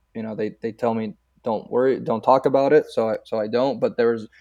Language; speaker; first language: English; early bilingual, other home language; Croatian